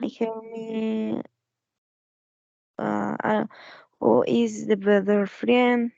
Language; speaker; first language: English; non-native, learner; Spanish